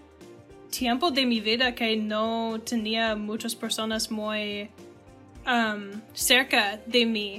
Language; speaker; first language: Spanish; non-native, learner; English